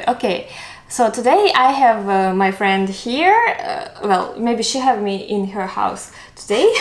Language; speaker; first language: English; non-native, learner; Russian